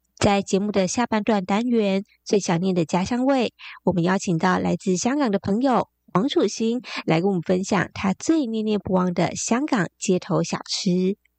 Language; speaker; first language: Chinese; native; Chinese